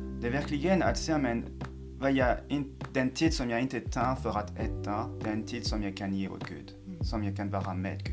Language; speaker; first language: Swedish; non-native, fluent; French